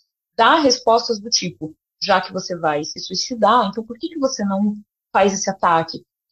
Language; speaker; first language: Portuguese; native; Portuguese